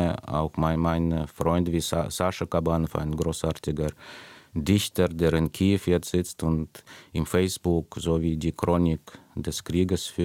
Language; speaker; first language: German; non-native, fluent; Russian